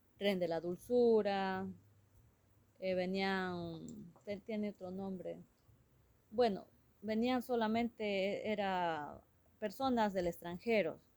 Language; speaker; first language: Spanish; non-native, local second language; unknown